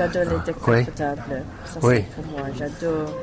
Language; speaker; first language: French; non-native, learner; English